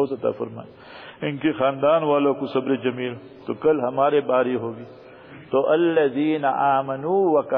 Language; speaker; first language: Urdu; early bilingual, heritage; Urdu